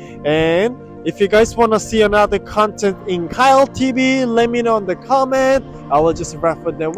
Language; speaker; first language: English; non-native, learner; Korean